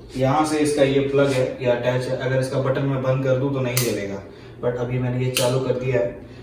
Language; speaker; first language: Hindi; native; Hindi